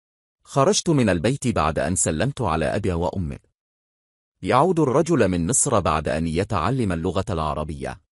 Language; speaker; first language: Arabic; non-native, fluent; Bangla